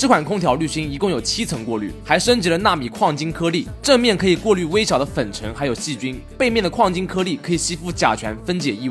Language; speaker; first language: Chinese; native; Chinese